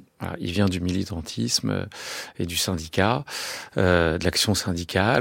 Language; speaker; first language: French; native; French